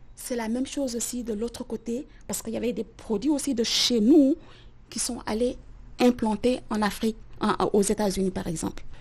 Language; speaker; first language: French; non-native, local second language; Wolof